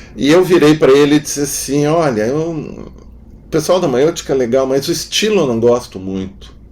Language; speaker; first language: Portuguese; non-native, local second language; German